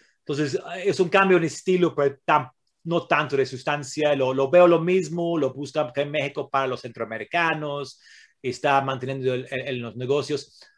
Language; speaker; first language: Spanish; non-native, fluent; English